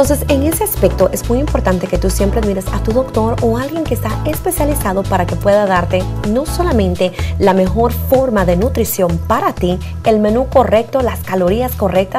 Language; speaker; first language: Spanish; native; Spanish